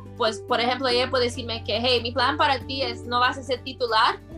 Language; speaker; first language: Spanish; early bilingual, heritage; Spanish